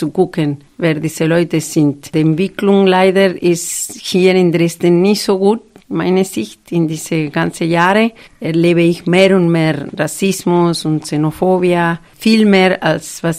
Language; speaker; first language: German; non-native, fluent; Spanish